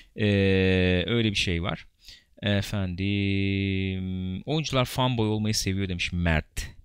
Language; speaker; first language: Turkish; native; Turkish